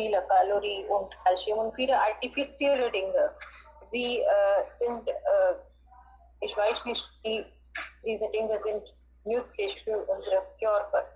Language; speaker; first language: German; non-native, learner; Hindi